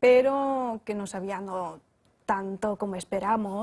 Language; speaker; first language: Spanish; non-native, fluent; Chinese